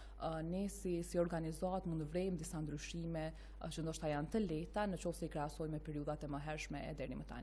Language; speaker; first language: Albanian; native; Albanian